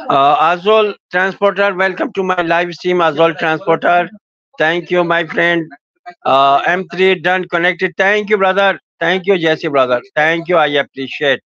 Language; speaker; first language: English; non-native, learner; Urdu